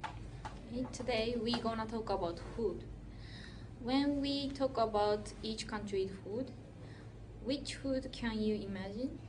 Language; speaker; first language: English; non-native, learner; Japanese